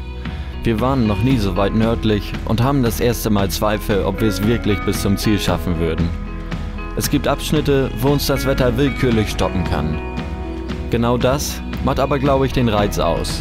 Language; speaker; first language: German; native; German